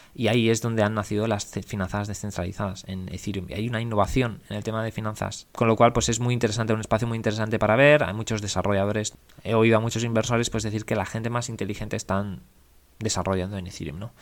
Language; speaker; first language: Spanish; native; Spanish